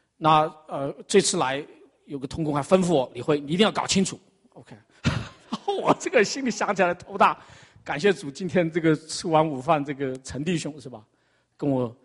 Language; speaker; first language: Chinese; native; Chinese